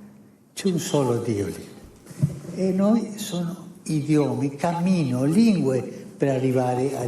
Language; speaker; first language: Italian; non-native, fluent; Spanish